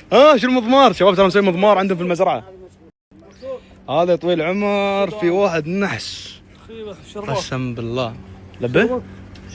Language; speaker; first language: Arabic; native; Arabic